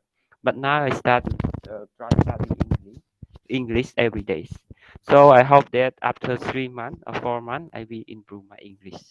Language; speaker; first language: English; non-native, learner; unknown